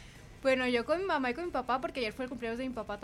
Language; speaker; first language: Spanish; native; Spanish